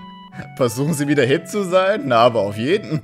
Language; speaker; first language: German; native; German